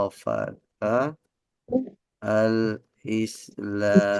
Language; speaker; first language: Arabic; non-native, fluent; Indonesian